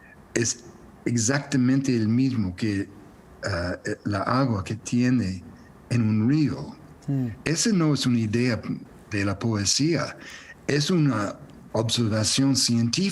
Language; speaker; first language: Spanish; non-native, fluent; English